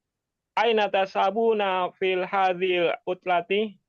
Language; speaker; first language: Arabic; non-native, learner; Indonesian